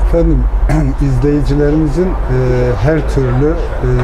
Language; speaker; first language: Turkish; native; Turkish